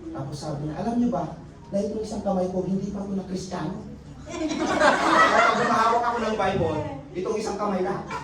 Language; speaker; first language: Filipino; non-native, local second language; Iloko